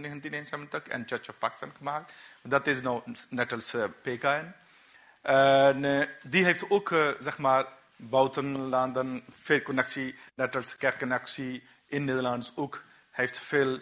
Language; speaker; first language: Dutch; non-native, learner; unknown